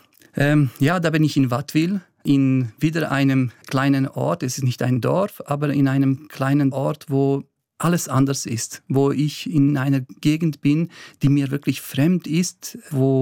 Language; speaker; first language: German; early bilingual, other home language; Bosnian